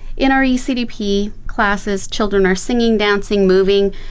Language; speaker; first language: English; native; English